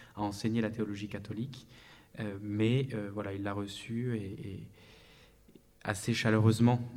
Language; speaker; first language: French; native; French